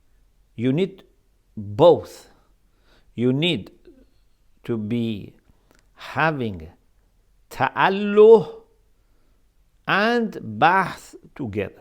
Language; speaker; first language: English; non-native, fluent; Persian